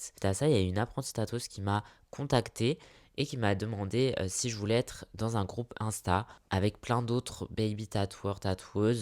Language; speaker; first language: French; native; French